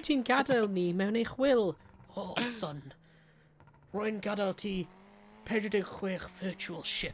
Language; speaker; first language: Welsh; native; Welsh